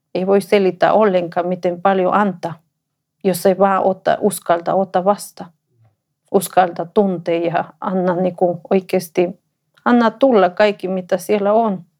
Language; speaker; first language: Finnish; non-native, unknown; Spanish